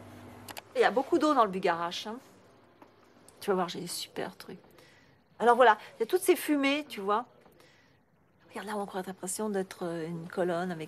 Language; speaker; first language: French; native; French